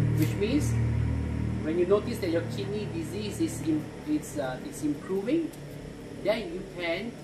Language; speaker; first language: English; non-native, local second language; Malay